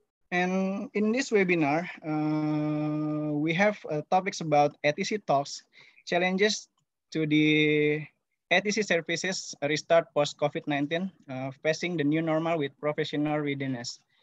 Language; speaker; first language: English; non-native, fluent; Indonesian